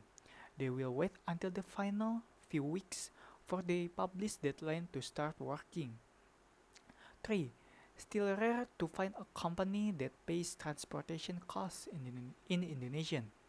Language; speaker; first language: English; non-native, learner; Indonesian